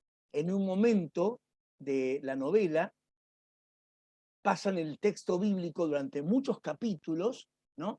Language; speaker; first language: Spanish; native; Spanish